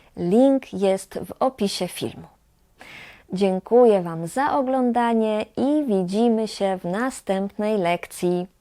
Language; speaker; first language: Polish; native; Polish